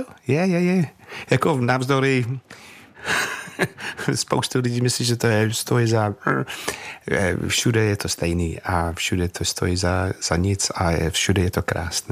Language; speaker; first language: Czech; non-native, fluent; English